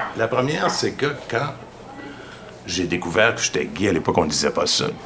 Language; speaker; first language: French; native; French